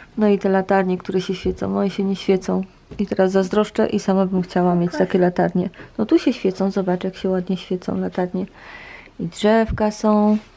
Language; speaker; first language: Polish; native; Polish